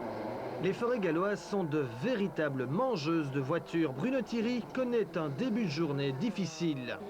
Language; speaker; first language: French; native; French